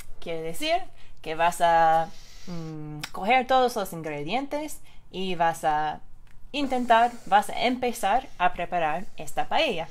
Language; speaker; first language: Spanish; non-native, fluent; English